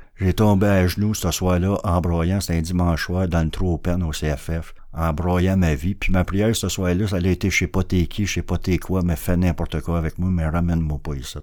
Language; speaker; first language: French; native; French